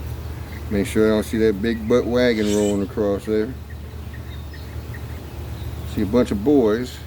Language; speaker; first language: English; native; English